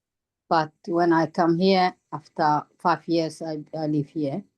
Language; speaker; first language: English; non-native, learner; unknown